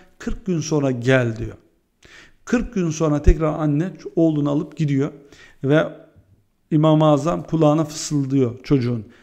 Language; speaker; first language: Turkish; early bilingual, heritage; Turkish